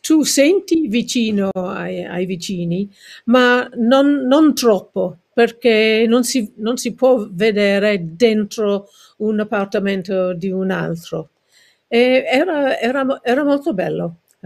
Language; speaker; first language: Italian; non-native, fluent; English